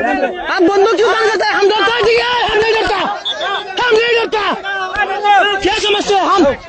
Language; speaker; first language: Hindi; non-native, learner; Bangla